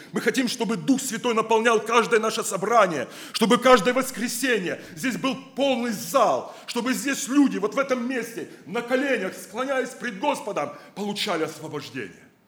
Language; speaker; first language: Russian; native; Russian